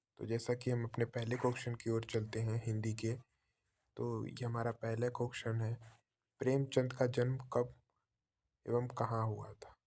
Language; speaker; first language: Hindi; native; Hindi